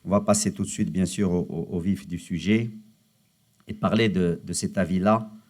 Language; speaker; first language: French; non-native, local second language; Arabic